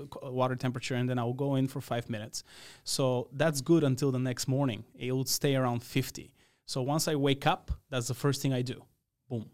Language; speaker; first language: English; non-native, fluent; Macedonian